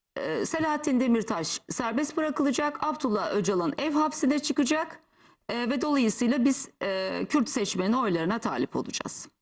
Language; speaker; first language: Turkish; native; Turkish